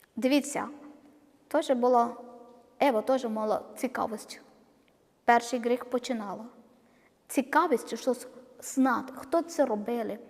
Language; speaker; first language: Ukrainian; non-native, learner; Malayalam